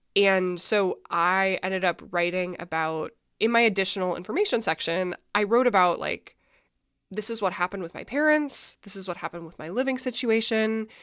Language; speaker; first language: English; native; English